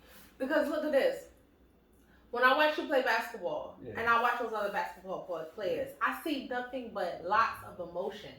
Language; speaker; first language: English; native; English